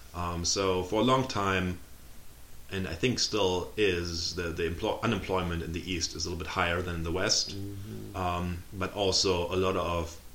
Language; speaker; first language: English; non-native, fluent; German